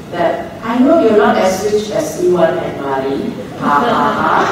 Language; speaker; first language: English; non-native, fluent; Indonesian